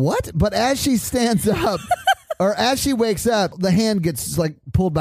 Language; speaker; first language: English; native; English